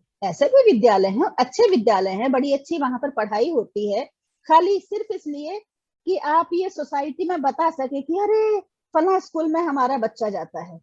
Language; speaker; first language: Hindi; native; Hindi